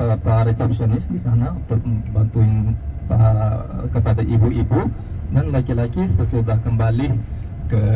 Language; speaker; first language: Indonesian; non-native, fluent; Uzbek